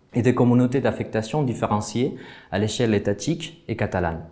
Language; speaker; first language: French; non-native, fluent; Spanish